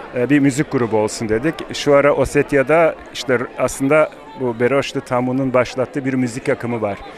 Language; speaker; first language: Turkish; non-native, fluent; Ossetic